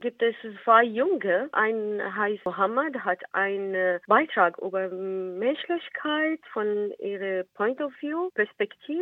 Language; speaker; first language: German; non-native, learner; Arabic